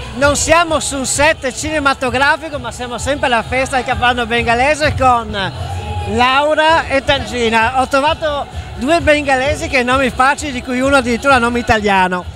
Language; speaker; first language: Italian; native; Italian